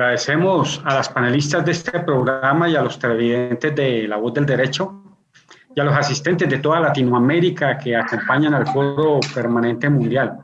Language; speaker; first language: Spanish; native; Spanish